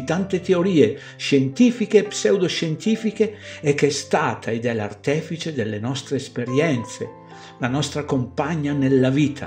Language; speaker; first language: Italian; native; Italian